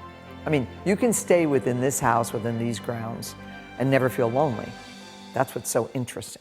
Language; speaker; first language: English; native; English